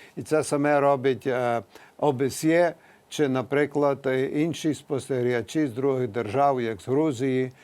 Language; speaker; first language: Ukrainian; early bilingual, heritage; Ukrainian